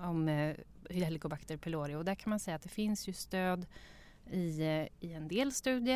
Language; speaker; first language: Swedish; native; Swedish